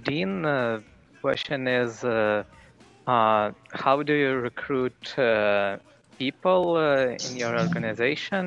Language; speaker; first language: English; non-native, fluent; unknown